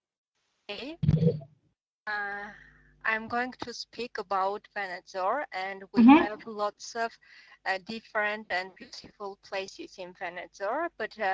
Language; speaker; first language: English; non-native, learner; Armenian